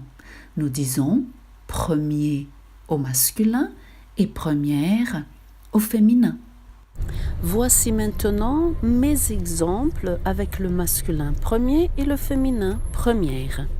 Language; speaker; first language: French; non-native, fluent; Portuguese